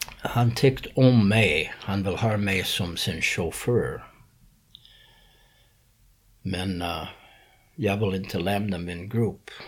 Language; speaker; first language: Swedish; non-native, fluent; English